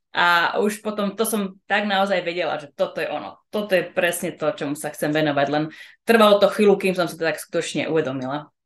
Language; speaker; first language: Slovak; early bilingual, heritage; Slovak